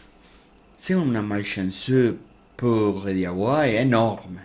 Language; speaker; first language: French; non-native, learner; Spanish